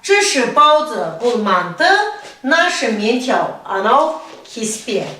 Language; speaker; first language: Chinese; non-native, fluent; Kazakh